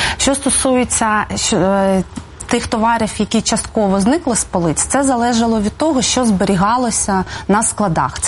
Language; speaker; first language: Ukrainian; native; Ukrainian